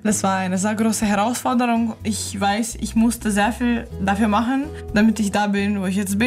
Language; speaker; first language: German; early bilingual, other home language; Ukrainian